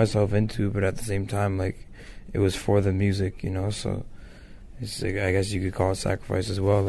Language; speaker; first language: English; native; English